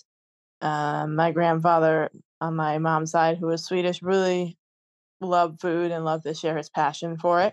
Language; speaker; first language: English; native; English